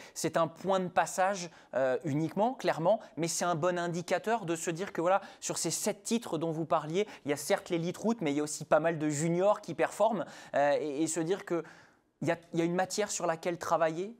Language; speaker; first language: French; native; French